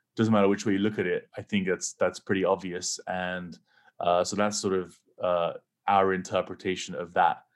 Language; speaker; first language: English; native; English